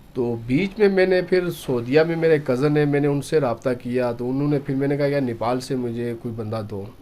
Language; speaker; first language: Urdu; native; Urdu